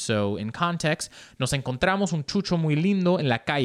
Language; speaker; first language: Spanish; early bilingual, heritage; Spanish